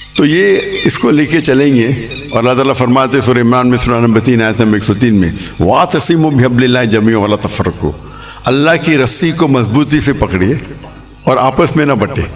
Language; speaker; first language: Urdu; non-native, local second language; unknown